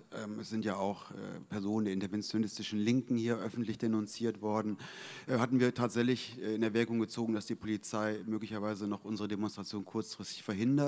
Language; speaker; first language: German; native; German